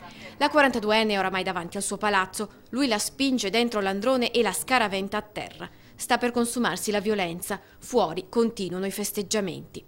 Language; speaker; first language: Italian; native; Italian